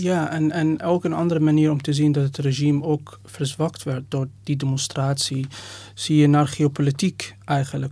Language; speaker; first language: Dutch; non-native, fluent; Persian